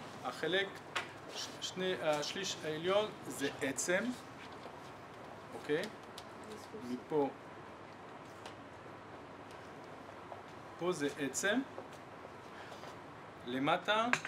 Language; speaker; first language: Hebrew; non-native, fluent; French